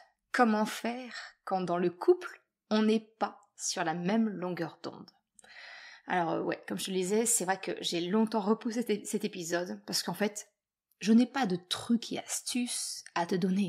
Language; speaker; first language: French; native; French